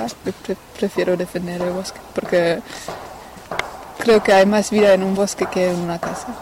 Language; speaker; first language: Spanish; non-native, fluent; French